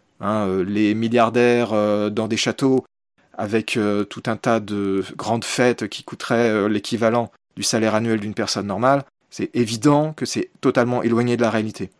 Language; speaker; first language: French; native; French